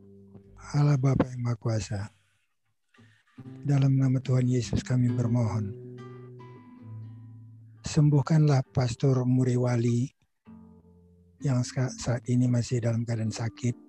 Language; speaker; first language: Indonesian; native; Indonesian